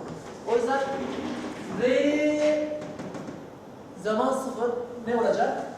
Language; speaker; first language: Turkish; non-native, learner; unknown